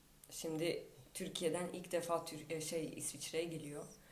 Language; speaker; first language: Turkish; non-native, fluent; Albanian